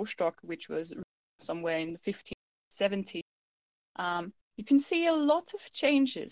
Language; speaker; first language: English; non-native, fluent; German